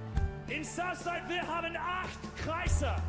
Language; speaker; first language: German; non-native, learner; English